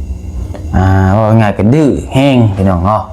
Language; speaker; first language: Thai; non-native, local second language; Lao